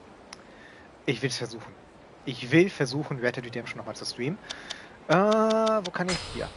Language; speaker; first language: German; native; German